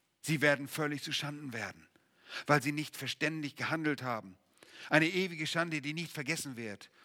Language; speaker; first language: German; native; German